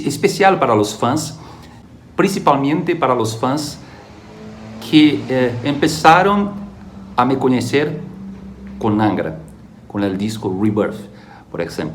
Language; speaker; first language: Spanish; non-native, fluent; Portuguese